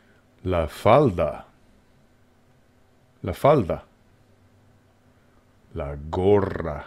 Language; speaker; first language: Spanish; non-native, fluent; English